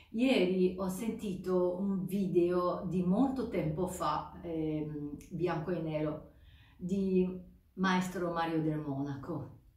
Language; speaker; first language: Italian; non-native, fluent; Japanese